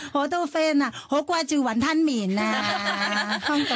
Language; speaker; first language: Chinese; non-native, fluent; Thai